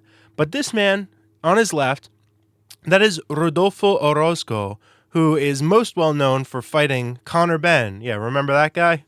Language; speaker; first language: English; native; English